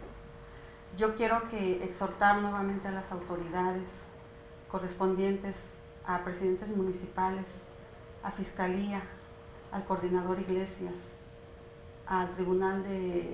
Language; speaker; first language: Spanish; native; Spanish